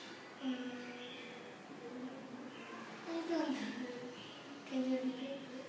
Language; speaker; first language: English; non-native, learner; Vietnamese